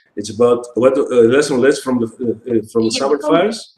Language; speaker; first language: English; non-native, fluent; Greek